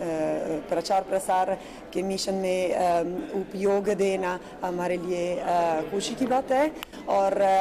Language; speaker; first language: Hindi; non-native, fluent; Italian